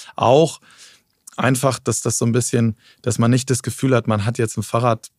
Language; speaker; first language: German; native; German